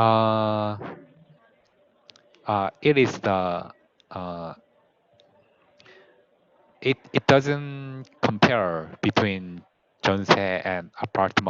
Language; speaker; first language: English; non-native, learner; Korean